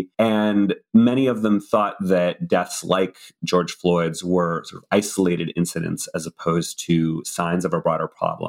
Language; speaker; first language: English; native; English